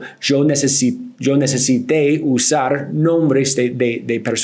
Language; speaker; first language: Spanish; non-native, learner; English